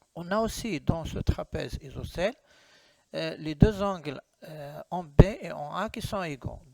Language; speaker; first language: French; non-native, local second language; Arabic